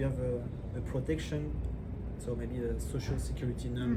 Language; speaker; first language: English; non-native, learner; French